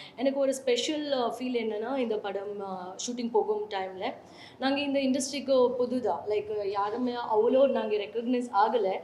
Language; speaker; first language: Tamil; non-native, learner; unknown